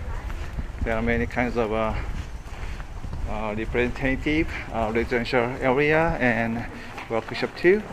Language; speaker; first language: English; non-native, fluent; Korean